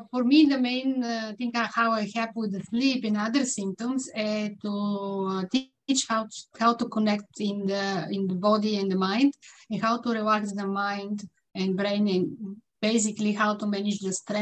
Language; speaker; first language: English; non-native, fluent; Bulgarian